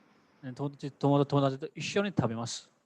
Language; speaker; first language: Japanese; non-native, fluent; Hindi